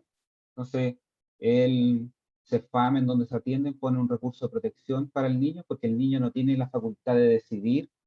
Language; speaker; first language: Spanish; native; Spanish